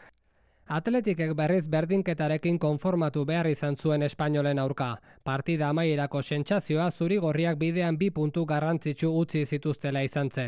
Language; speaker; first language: Basque; native; Basque